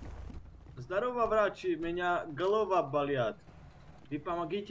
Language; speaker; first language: Russian; non-native, learner; Czech